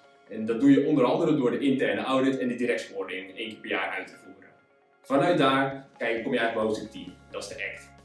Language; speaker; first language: Dutch; native; Dutch